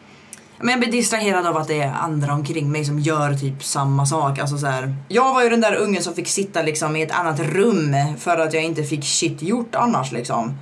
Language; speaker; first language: Swedish; native; Swedish